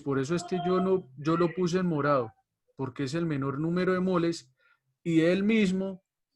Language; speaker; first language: Spanish; native; Spanish